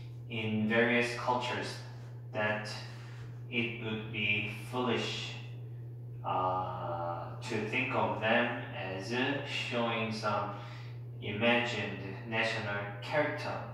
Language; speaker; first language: English; non-native, fluent; Korean